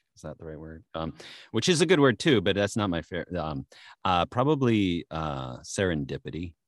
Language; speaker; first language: English; native; English